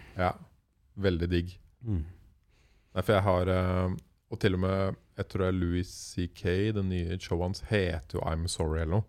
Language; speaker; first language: Norwegian; native; Norwegian